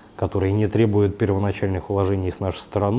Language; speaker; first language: Russian; native; Russian